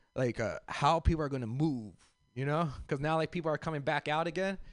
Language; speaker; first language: English; native; English